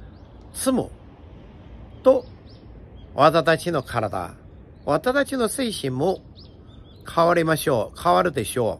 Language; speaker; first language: Japanese; non-native, learner; Chinese